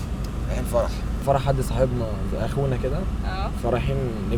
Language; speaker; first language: Arabic; native; Arabic